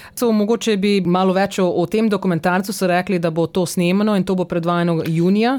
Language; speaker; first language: Slovenian; early bilingual, heritage; Slovenian